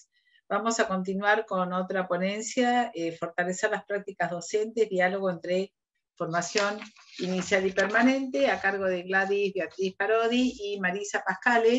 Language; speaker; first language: Spanish; native; Spanish